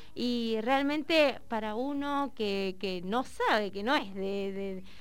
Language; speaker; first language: Spanish; native; Spanish